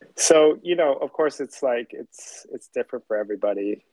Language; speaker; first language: English; early bilingual, other home language; Chinese